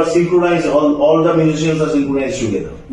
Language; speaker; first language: English; non-native, local second language; Bangla